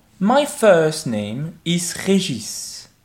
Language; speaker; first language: English; non-native, fluent; French